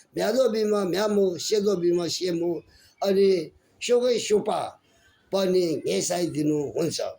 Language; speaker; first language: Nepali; non-native, local second language; Gurung